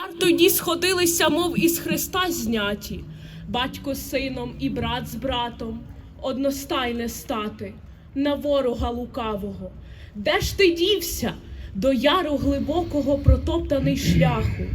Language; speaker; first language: Ukrainian; native; Ukrainian